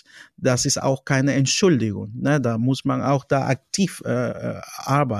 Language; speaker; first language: German; non-native, fluent; Spanish